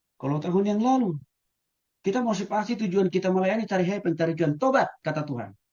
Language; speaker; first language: Indonesian; non-native, local second language; Batak Toba